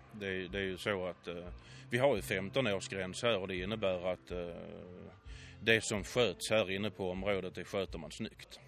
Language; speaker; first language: Swedish; native; Swedish